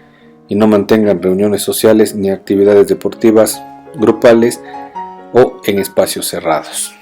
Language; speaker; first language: Spanish; native; Spanish